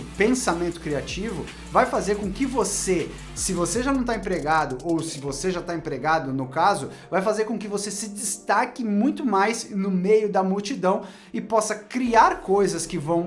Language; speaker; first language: Portuguese; native; Portuguese